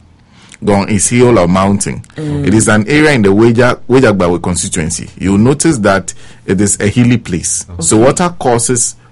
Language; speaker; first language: English; non-native, local second language; Ewe